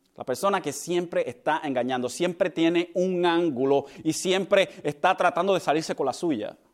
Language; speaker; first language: Spanish; early bilingual, heritage; Spanish